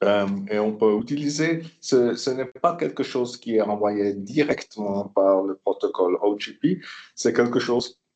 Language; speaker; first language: French; non-native, local second language; German